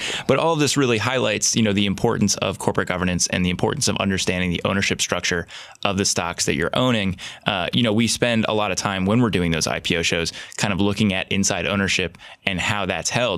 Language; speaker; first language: English; native; English